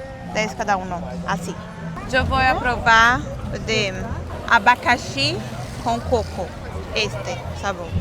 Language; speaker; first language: Portuguese; non-native, fluent; Spanish